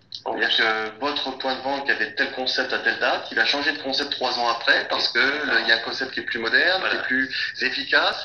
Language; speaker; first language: French; native; French